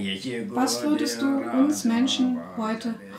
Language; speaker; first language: German; native; German